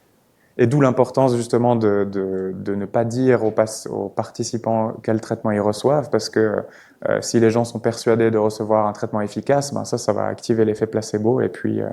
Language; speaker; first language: French; native; French